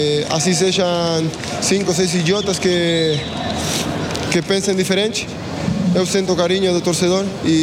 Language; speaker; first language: Portuguese; non-native, fluent; Spanish